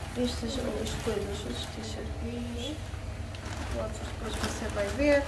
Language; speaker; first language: Portuguese; non-native, learner; Ukrainian